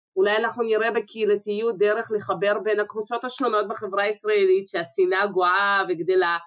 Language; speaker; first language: Hebrew; early bilingual, other home language; Russian